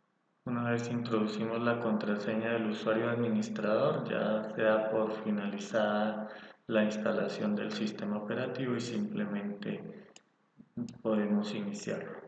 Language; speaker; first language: Spanish; native; Spanish